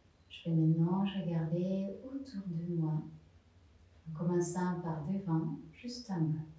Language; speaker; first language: French; non-native, fluent; Spanish